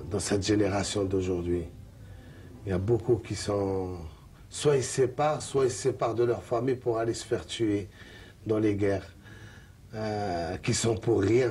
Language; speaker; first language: French; non-native, local second language; Arabic